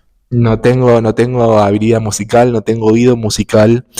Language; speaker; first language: Spanish; native; Spanish